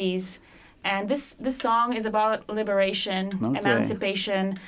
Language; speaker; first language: English; non-native, fluent; Bulgarian